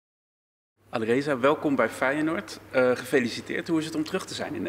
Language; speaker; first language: Dutch; native; Dutch